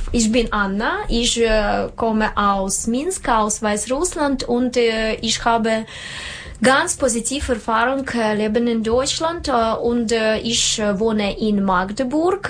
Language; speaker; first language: German; non-native, learner; Russian